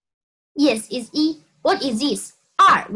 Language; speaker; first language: English; non-native, learner; Chinese